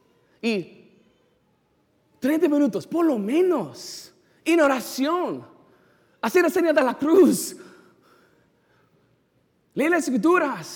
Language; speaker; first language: Spanish; non-native, fluent; English